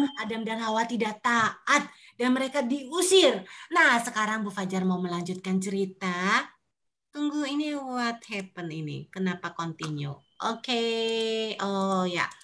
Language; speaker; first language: Indonesian; native; Indonesian